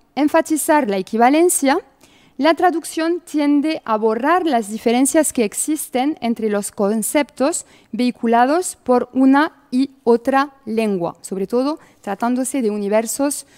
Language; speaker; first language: Spanish; non-native, fluent; French